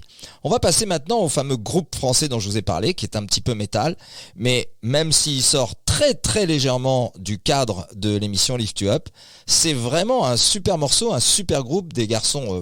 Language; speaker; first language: French; native; French